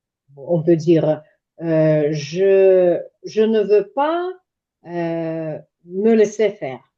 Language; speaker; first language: French; non-native, fluent; Ukrainian